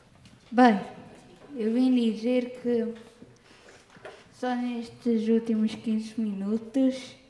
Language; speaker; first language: Portuguese; early bilingual, other home language; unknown